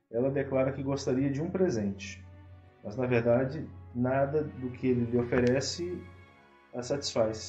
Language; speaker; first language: Portuguese; native; Portuguese